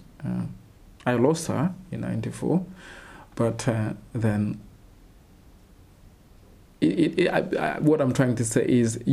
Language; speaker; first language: English; non-native, local second language; Kinyarwanda